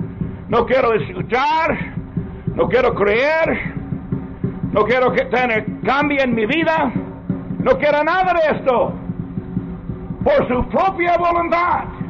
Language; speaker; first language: Spanish; non-native, learner; English